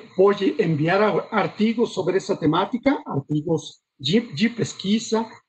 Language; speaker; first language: Portuguese; non-native, learner; Spanish